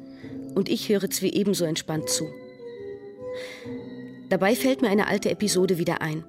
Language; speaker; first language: German; native; German